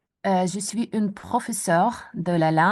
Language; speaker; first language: French; non-native, fluent; Ukrainian